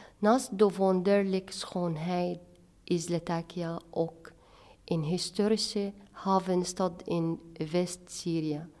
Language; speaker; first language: Dutch; non-native, fluent; Arabic